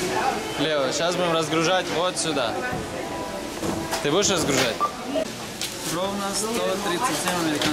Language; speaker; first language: Russian; native; Russian